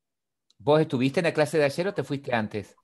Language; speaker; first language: Spanish; native; Spanish